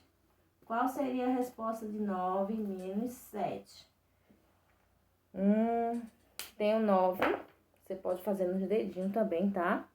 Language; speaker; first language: Portuguese; native; Portuguese